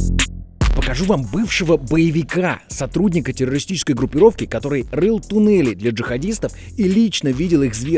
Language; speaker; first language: Russian; native; Russian